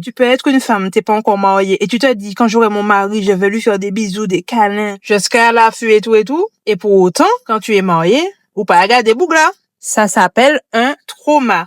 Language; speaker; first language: French; native; French